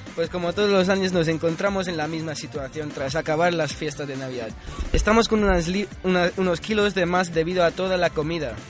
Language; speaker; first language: Spanish; non-native, fluent; Filipino